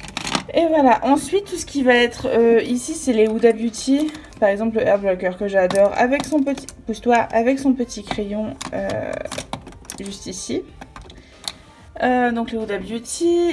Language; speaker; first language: French; native; French